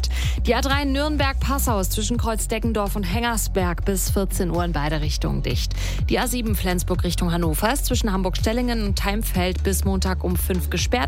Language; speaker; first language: German; native; German